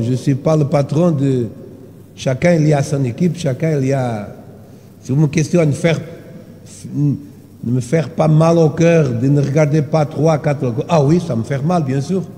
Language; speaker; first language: French; non-native, learner; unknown